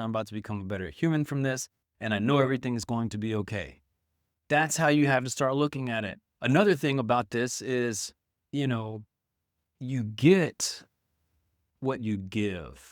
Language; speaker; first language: English; native; English